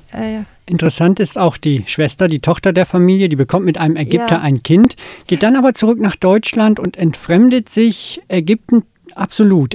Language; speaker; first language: German; native; German